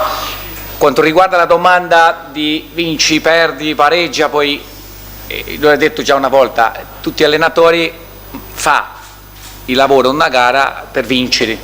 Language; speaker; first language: Italian; non-native, fluent; Portuguese